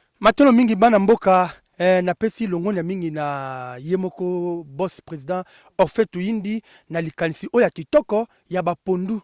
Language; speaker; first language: Lingala; native; Lingala